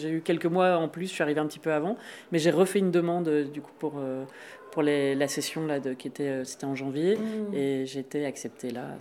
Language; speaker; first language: French; native; French